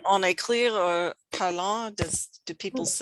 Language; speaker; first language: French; non-native, learner; English